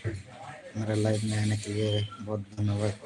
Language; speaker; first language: Hindi; non-native, local second language; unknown